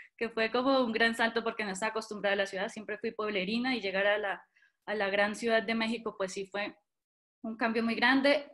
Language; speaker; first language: Spanish; native; Spanish